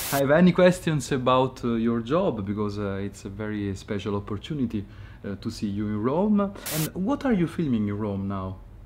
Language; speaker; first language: English; non-native, learner; Italian